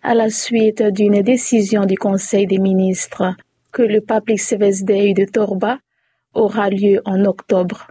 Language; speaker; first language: French; native; French